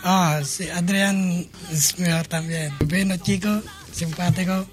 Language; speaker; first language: Spanish; non-native, learner; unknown